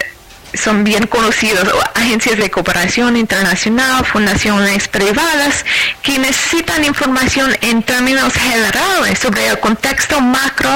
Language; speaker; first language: Spanish; non-native, fluent; English